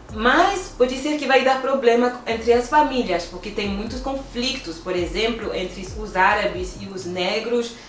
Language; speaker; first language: Portuguese; non-native, fluent; French